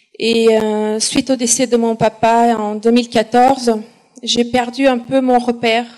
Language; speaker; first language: French; non-native, fluent; Portuguese